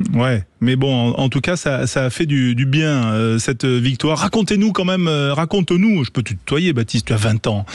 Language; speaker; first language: French; native; French